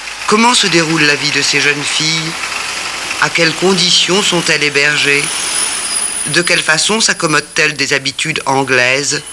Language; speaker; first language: French; native; French